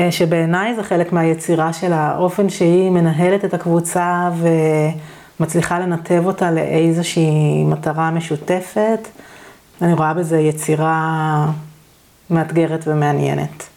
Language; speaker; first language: Hebrew; native; Hebrew